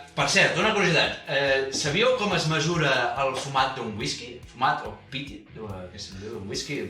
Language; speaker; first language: Catalan; native; Catalan